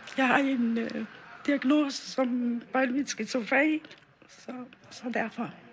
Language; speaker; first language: Danish; non-native, local second language; Faroese